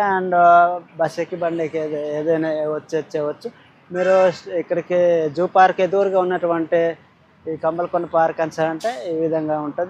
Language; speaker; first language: Telugu; non-native, local second language; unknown